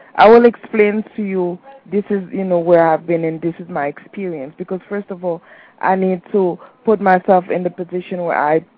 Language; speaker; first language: English; non-native, fluent; Haitian Creole